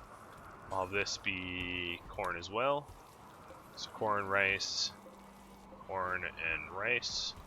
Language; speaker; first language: English; native; English